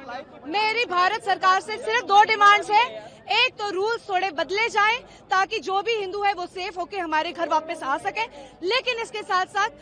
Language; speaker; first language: Hindi; native; Hindi